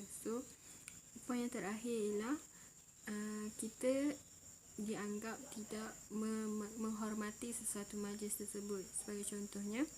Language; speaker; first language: Malay; native; Malay